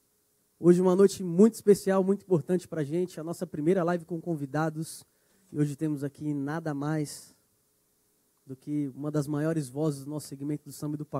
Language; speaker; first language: Portuguese; native; Portuguese